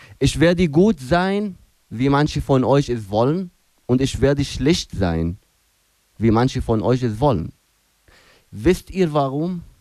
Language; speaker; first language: German; non-native, fluent; Arabic